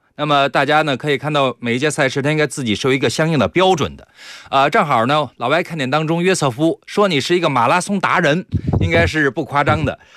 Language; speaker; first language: Chinese; native; Chinese